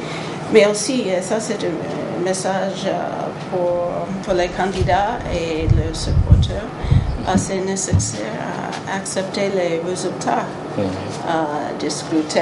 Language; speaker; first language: French; non-native, learner; English